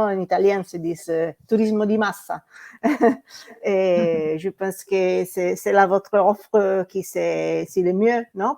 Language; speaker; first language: French; non-native, fluent; Italian